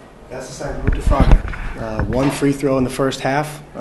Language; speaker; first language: German; non-native, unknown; English